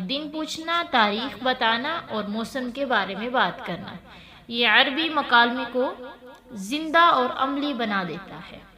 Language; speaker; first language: Urdu; native; Urdu